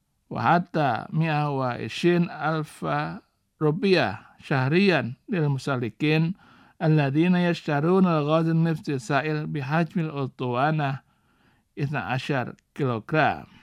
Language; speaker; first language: Arabic; non-native, fluent; Indonesian